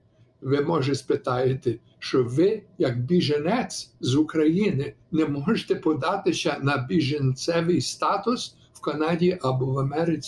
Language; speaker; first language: Ukrainian; early bilingual, heritage; Ukrainian